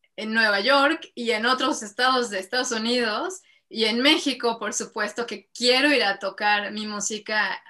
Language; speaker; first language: Spanish; native; Spanish